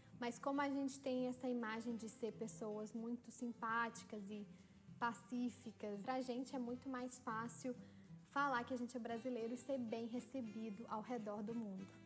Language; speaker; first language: Portuguese; native; Portuguese